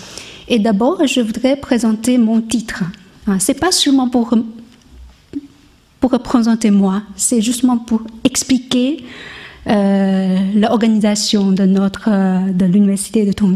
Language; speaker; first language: French; non-native, learner; Chinese